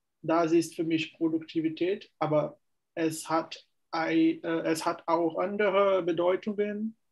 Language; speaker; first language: German; non-native, learner; Portuguese